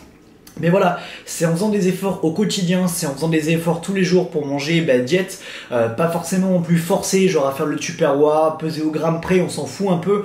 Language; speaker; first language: French; native; French